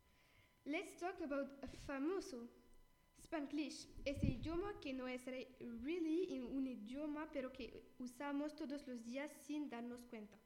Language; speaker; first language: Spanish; non-native, learner; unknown